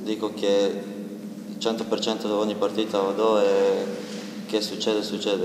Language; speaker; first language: Italian; non-native, learner; Croatian